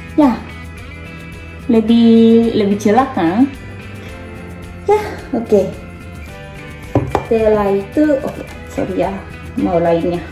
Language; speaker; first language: Indonesian; non-native, learner; Japanese